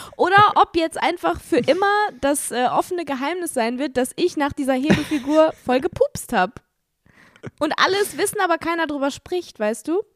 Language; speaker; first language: German; native; German